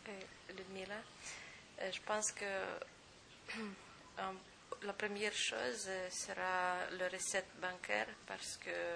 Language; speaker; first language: French; non-native, fluent; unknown